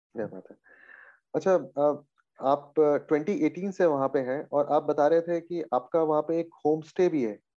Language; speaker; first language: Hindi; native; Hindi